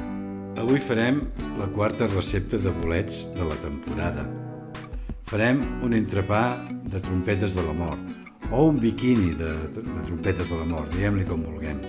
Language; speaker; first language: Catalan; native; Catalan